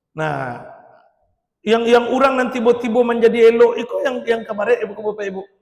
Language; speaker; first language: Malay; non-native, local second language; Minangkabau